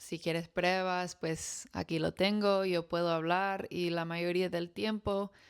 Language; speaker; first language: Spanish; non-native, fluent; English